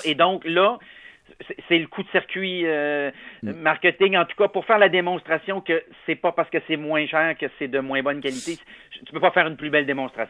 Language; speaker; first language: French; native; French